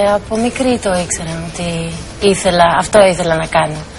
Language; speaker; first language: Greek; non-native, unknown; French